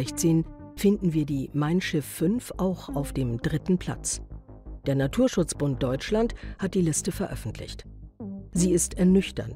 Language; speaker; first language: German; native; German